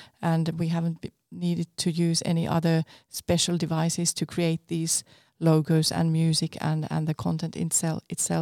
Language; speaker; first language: English; non-native, fluent; Finnish